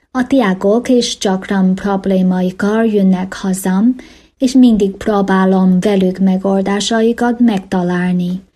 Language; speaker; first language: Hungarian; non-native, fluent; Chinese